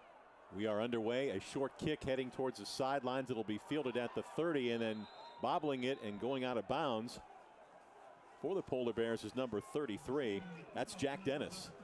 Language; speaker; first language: English; native; English